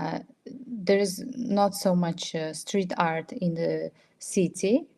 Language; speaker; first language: English; non-native, fluent; Russian